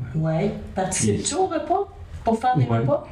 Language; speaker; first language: French; native; French